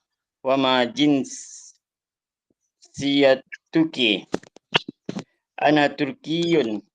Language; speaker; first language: Arabic; non-native, learner; Malay